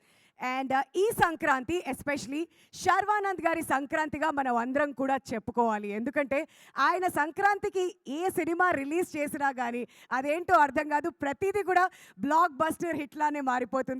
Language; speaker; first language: Telugu; native; Telugu